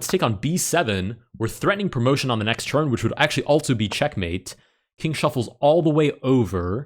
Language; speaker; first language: English; native; English